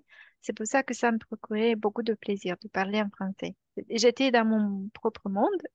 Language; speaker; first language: French; non-native, fluent; Romanian